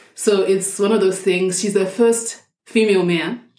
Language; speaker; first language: English; non-native, local second language; Shona